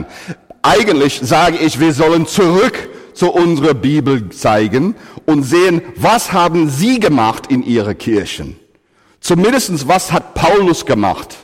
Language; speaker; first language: German; non-native, fluent; English